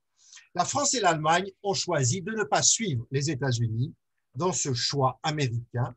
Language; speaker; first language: French; native; French